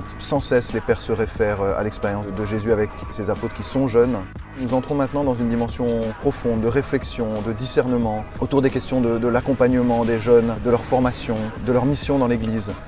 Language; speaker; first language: French; native; French